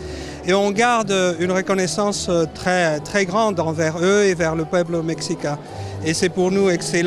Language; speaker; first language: French; non-native, fluent; Spanish